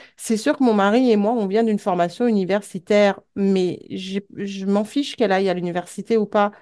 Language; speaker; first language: French; native; French